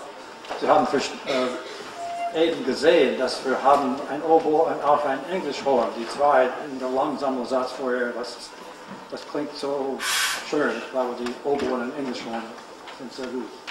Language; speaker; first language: German; non-native, learner; English